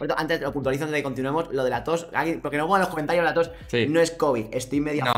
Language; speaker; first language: Spanish; native; Spanish